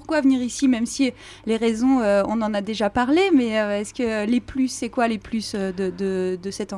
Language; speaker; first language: French; native; French